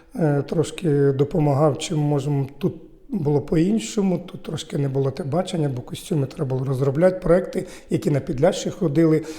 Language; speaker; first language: Ukrainian; native; Ukrainian